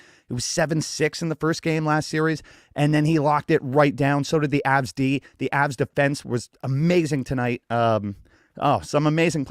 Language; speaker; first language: English; native; English